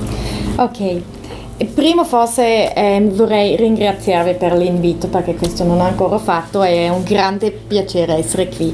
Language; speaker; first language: Italian; non-native, local second language; German